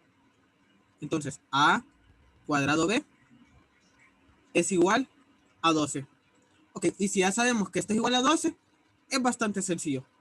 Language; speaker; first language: Spanish; native; Spanish